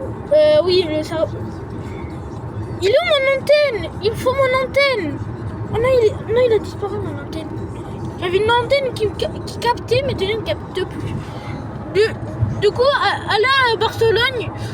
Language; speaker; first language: French; early bilingual, other home language; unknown